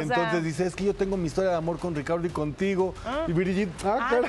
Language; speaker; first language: Spanish; native; Spanish